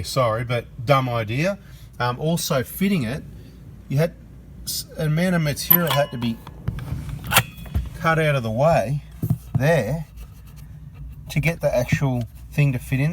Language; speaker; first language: English; native; English